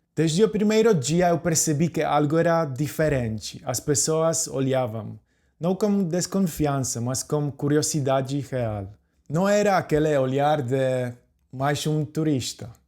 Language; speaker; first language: Portuguese; non-native, fluent; Polish